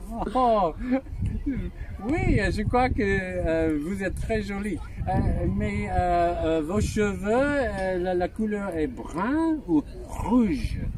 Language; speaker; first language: French; non-native, learner; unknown